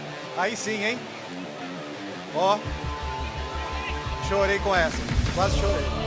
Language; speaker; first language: Portuguese; native; Portuguese